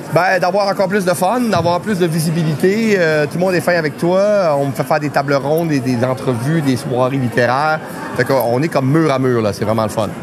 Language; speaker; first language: French; native; French